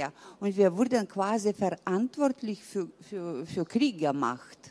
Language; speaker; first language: German; early bilingual, heritage; German